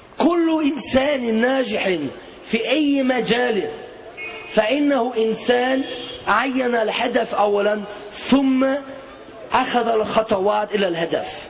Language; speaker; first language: Arabic; non-native, fluent; German